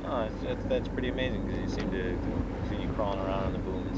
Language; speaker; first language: English; native; English